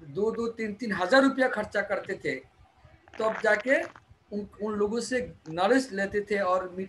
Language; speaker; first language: Hindi; non-native, local second language; Bangla